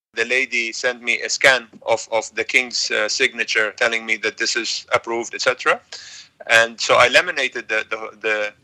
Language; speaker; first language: English; non-native, fluent; Arabic